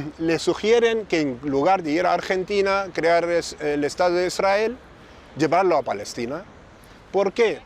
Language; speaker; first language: Spanish; non-native, fluent; Arabic